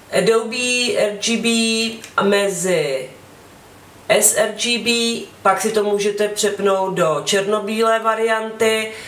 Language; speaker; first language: Czech; native; Czech